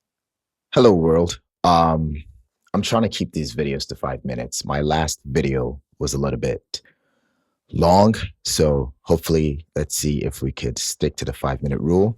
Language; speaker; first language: English; native; English